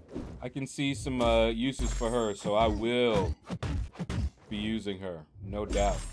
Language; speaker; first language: English; native; English